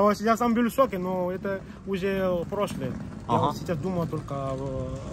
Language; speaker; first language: Russian; non-native, fluent; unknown